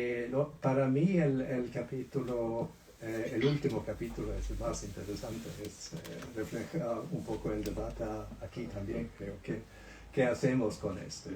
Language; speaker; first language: Spanish; non-native, fluent; Swedish